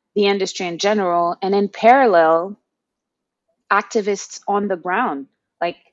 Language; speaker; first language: English; non-native, fluent; Haitian Creole